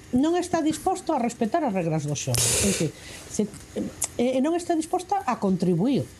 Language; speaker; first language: Galician; non-native, local second language; Spanish